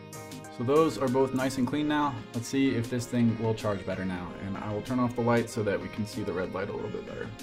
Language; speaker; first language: English; native; English